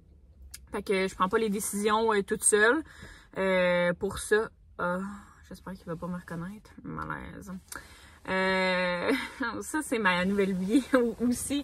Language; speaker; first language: French; native; French